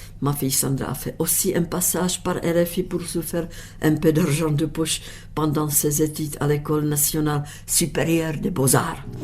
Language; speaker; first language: French; non-native, fluent; Czech